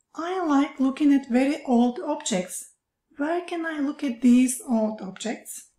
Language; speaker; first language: English; non-native, fluent; Turkish